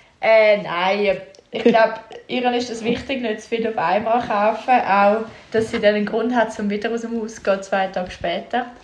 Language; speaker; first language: German; native; German